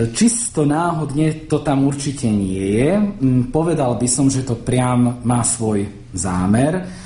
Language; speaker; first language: Slovak; native; Slovak